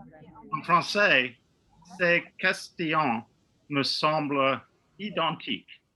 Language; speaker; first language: French; non-native, learner; English